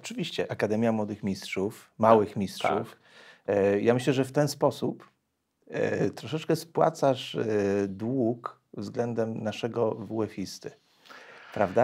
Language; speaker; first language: Polish; native; Polish